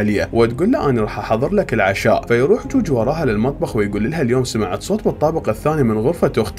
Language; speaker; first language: Arabic; native; Arabic